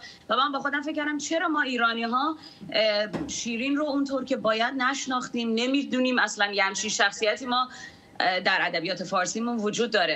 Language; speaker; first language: Persian; native; Persian